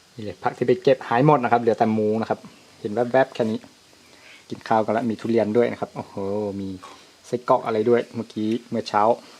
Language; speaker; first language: Thai; non-native, local second language; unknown